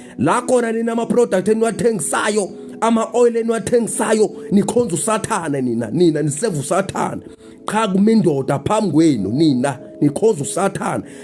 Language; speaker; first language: Zulu; non-native, local second language; Xhosa